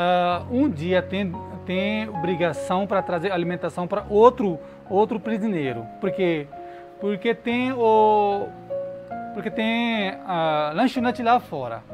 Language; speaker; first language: Portuguese; non-native, learner; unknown